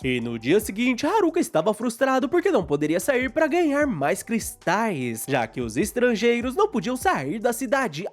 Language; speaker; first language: Portuguese; native; Portuguese